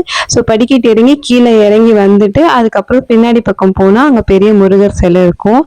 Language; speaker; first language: Tamil; native; Tamil